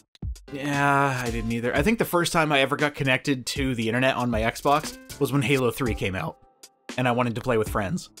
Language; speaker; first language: English; native; English